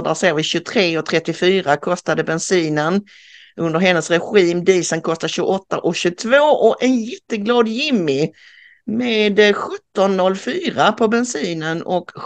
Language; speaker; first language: Swedish; native; Swedish